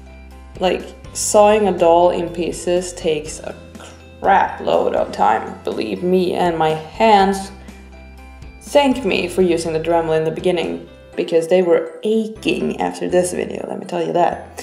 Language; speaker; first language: English; non-native, fluent; Swedish